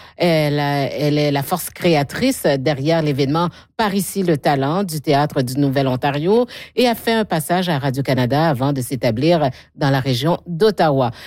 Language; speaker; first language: French; native; French